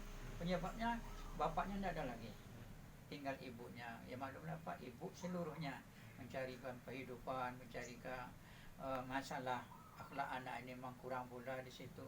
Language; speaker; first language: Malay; non-native, local second language; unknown